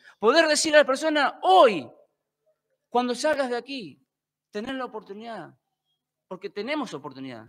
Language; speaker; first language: Spanish; native; Spanish